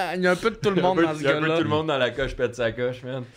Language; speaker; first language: French; native; French